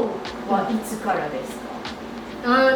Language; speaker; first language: Japanese; non-native, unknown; English